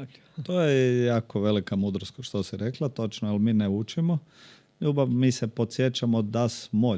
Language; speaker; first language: Croatian; native; Croatian